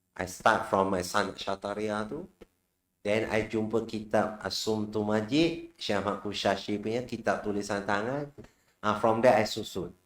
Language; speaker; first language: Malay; non-native, local second language; Chinese